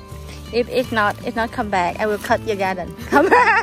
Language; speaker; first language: English; non-native, learner; Vietnamese